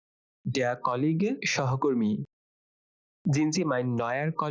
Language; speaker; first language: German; non-native, fluent; Bangla